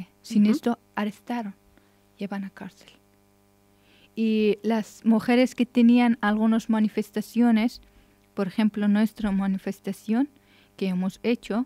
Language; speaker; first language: Spanish; non-native, learner; Persian